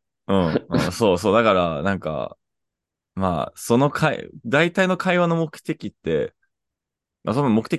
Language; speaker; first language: Japanese; non-native, fluent; English